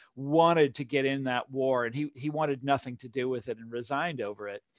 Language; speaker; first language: English; native; English